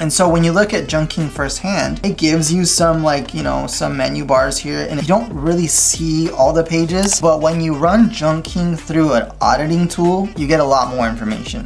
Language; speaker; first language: English; native; English